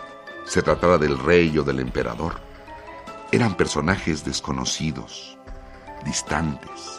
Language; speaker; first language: Spanish; native; Spanish